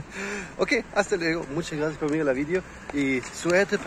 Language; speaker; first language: Spanish; non-native, learner; German